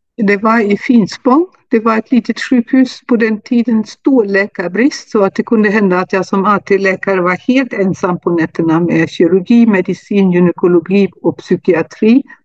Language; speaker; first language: Swedish; non-native, fluent; German